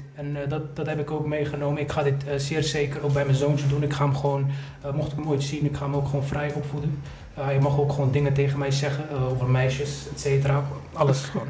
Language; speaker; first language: Dutch; early bilingual, other home language; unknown